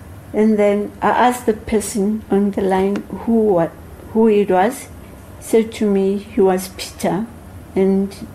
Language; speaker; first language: English; non-native, local second language; Zulu